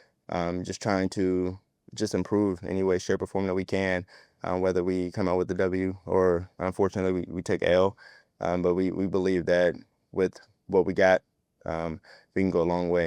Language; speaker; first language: English; native; English